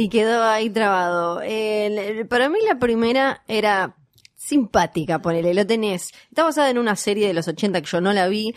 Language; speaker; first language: Spanish; native; Spanish